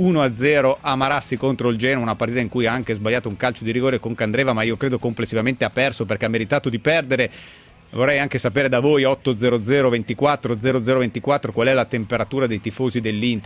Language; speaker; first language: Italian; native; Italian